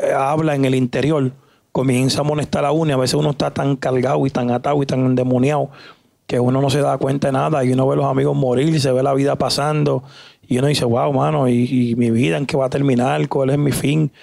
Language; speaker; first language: Spanish; native; Spanish